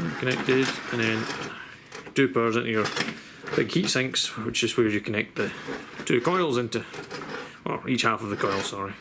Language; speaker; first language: English; native; English